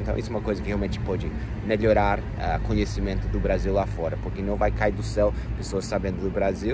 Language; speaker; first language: Portuguese; non-native, fluent; English